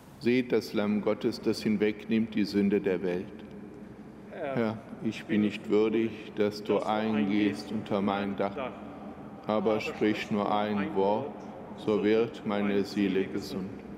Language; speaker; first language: German; native; German